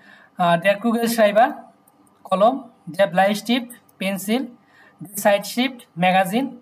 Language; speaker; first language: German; non-native, fluent; Bangla